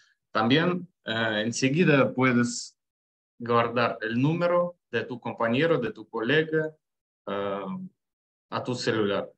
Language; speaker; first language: Spanish; non-native, learner; Russian